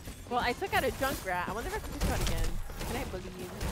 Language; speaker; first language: English; early bilingual, other home language; Spanish